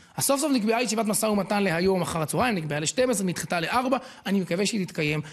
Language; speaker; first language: Hebrew; native; Hebrew